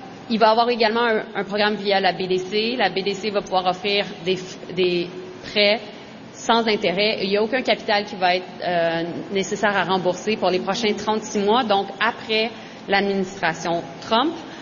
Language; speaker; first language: French; native; French